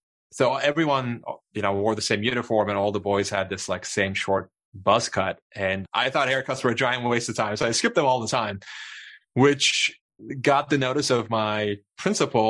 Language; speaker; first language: English; non-native, fluent; Turkish